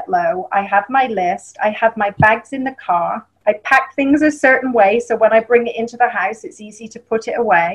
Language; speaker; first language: English; native; English